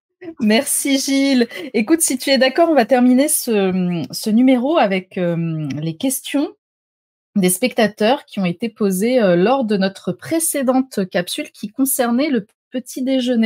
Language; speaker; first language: French; native; French